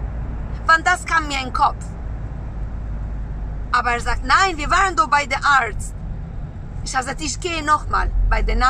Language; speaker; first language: German; non-native, learner; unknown